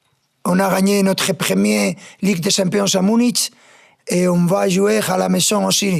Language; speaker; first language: French; non-native, fluent; Spanish